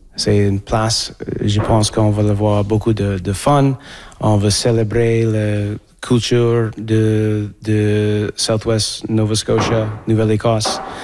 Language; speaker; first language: French; non-native, fluent; English